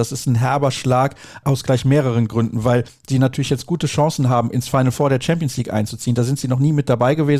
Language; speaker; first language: German; native; German